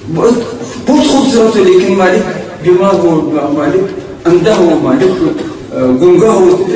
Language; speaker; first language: Urdu; non-native, local second language; Pashto